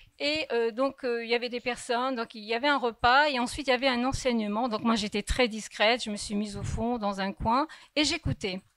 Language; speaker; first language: French; early bilingual, other home language; Kabyle